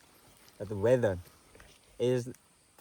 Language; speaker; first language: English; non-native, learner; S'gaw Karen